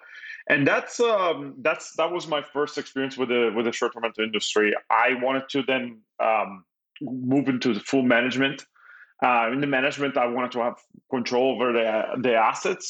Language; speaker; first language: English; non-native, fluent; Italian